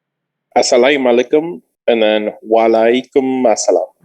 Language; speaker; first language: Indonesian; non-native, learner; English